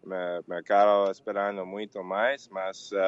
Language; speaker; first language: Portuguese; non-native, learner; English